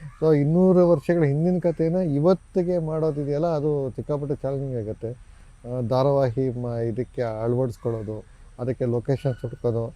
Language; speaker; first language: Kannada; native; Kannada